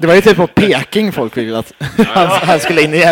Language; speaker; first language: Swedish; native; Swedish